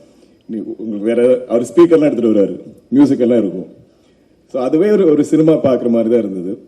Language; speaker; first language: Tamil; non-native, local second language; Malayalam